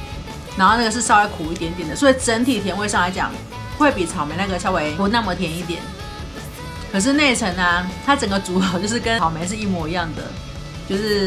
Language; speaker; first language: Chinese; native; Chinese